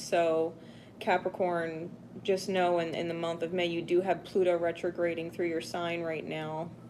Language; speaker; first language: English; native; English